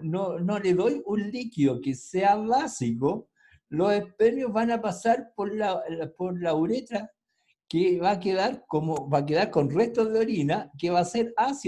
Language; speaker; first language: Spanish; native; Spanish